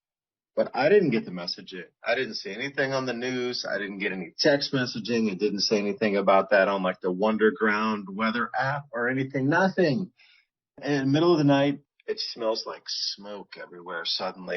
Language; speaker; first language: English; native; English